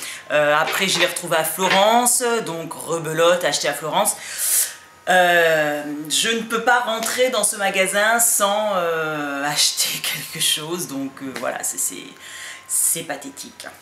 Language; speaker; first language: French; native; French